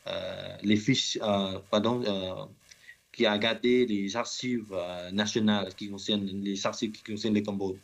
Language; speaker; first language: French; non-native, learner; Khmer